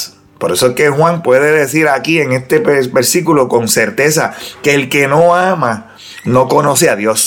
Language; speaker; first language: Spanish; native; Spanish